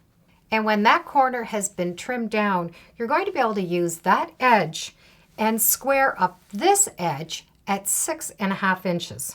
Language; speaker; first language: English; native; English